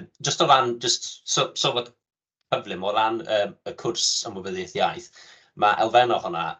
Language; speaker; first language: Welsh; native; Welsh